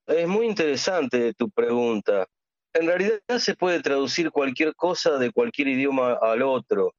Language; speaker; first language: Spanish; native; Spanish